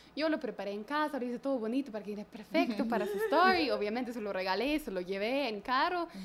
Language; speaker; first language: Spanish; non-native, fluent; German